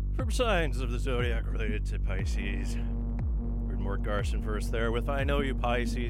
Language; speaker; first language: English; early bilingual, other home language; Finnish